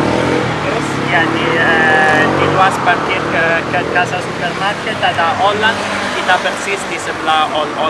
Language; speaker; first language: Indonesian; non-native, learner; Italian